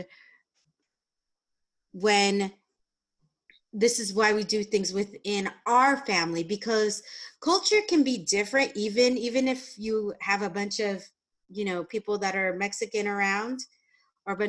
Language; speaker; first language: English; native; English